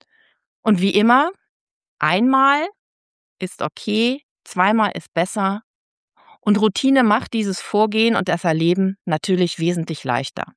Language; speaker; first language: German; native; German